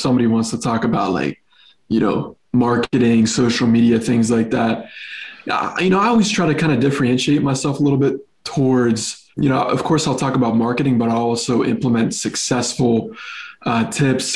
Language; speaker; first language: English; native; English